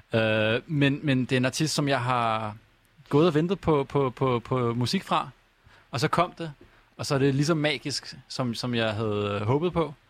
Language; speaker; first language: Danish; native; Danish